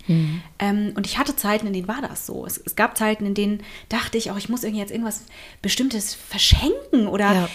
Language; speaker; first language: German; native; German